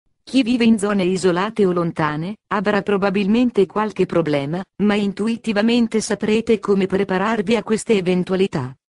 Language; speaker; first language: Italian; native; Italian